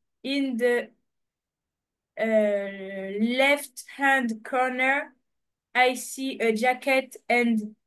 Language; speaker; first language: English; non-native, learner; French